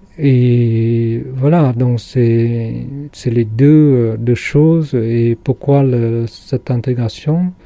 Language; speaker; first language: French; non-native, fluent; Khmer